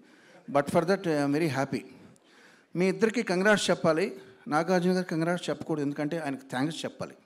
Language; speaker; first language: Telugu; native; Telugu